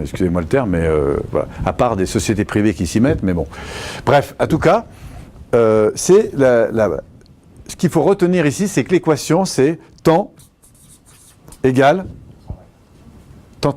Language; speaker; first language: French; native; French